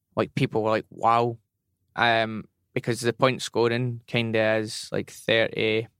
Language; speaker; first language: English; native; English